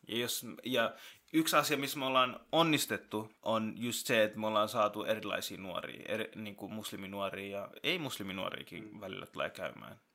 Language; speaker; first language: Finnish; early bilingual, other home language; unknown